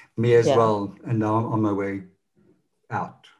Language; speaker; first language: English; non-native, local second language; Afrikaans